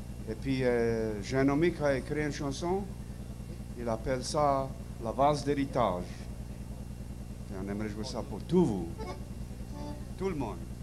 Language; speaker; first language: French; early bilingual, heritage; French